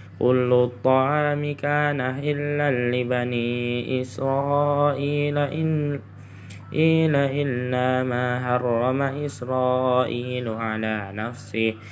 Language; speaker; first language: Arabic; non-native, learner; Indonesian